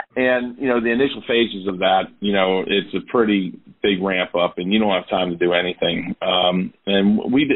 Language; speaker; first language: English; native; English